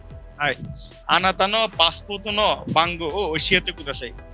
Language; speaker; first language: Japanese; non-native, fluent; Bangla